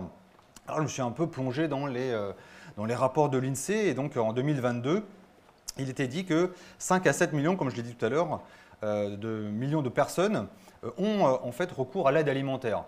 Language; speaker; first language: French; native; French